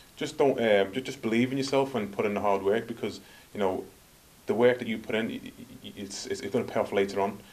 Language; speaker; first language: English; native; English